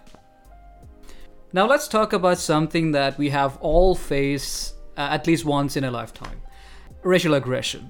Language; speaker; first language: English; non-native, local second language; Malayalam